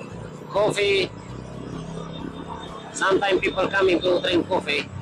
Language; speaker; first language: English; non-native, learner; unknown